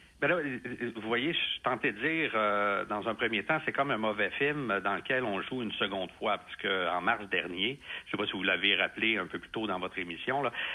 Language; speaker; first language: French; native; French